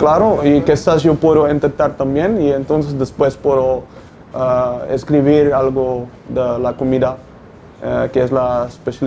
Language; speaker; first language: Spanish; non-native, learner; Dutch